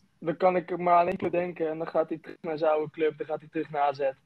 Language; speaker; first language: Dutch; native; Dutch